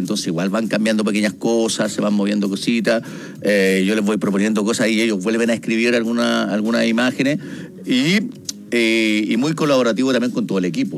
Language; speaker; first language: Spanish; native; Spanish